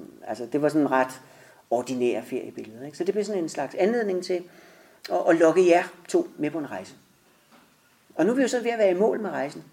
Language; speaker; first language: Danish; native; Danish